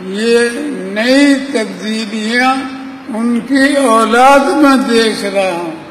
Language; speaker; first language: Urdu; native; Urdu